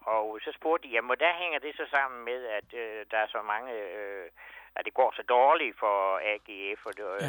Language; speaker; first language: Danish; native; Danish